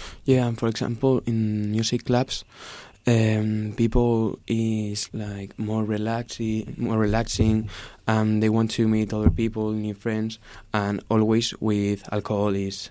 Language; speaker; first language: English; non-native, learner; Spanish